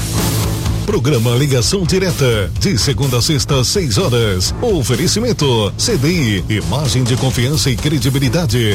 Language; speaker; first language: Portuguese; native; Portuguese